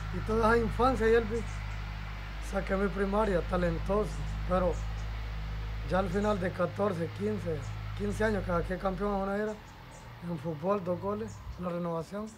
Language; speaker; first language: Spanish; native; Spanish